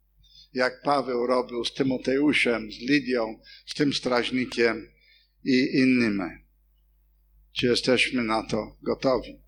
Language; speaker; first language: Polish; non-native, fluent; English